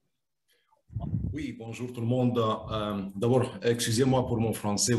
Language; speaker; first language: French; non-native, fluent; Lithuanian